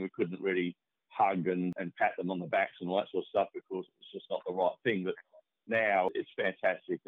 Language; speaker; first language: English; native; English